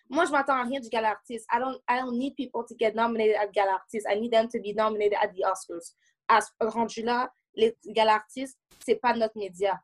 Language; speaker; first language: French; native; French